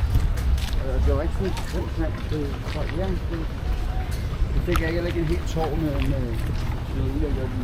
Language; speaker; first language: Danish; native; Danish